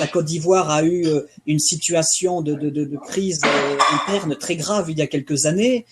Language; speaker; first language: French; native; French